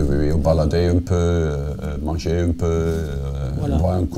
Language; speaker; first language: French; non-native, fluent; Dutch